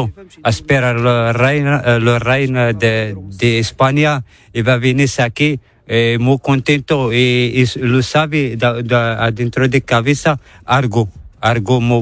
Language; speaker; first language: Spanish; non-native, learner; Arabic